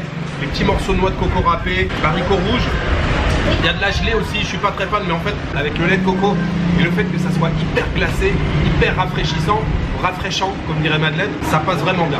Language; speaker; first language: French; native; French